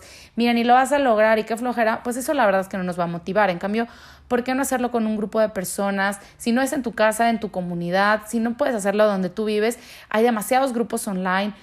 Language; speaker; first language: Spanish; native; Spanish